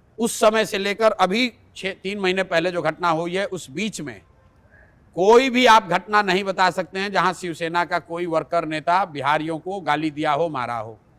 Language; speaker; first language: Hindi; native; Hindi